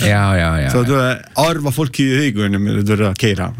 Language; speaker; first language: Icelandic; non-native, learner; Italian